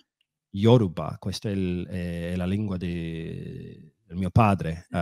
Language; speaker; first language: Italian; non-native, fluent; English